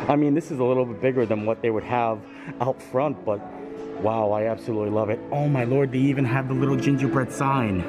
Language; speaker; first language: English; native; English